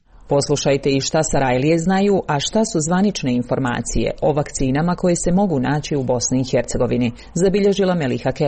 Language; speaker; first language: Serbian; native; Serbian